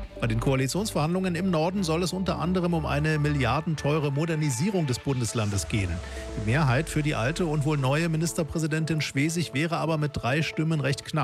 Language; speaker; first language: German; native; German